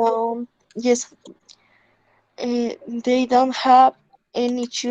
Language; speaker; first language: English; non-native, learner; Spanish